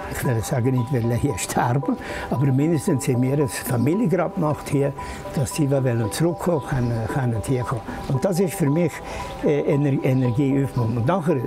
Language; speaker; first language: German; native; German